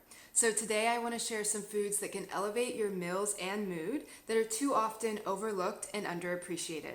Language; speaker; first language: English; native; English